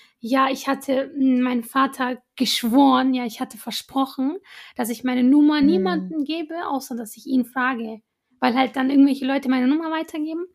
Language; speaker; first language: German; early bilingual, other home language; Arabic